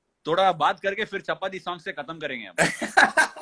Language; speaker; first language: Hindi; non-native, local second language; Tamil